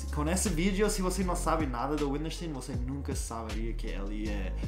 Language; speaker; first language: Portuguese; non-native, fluent; English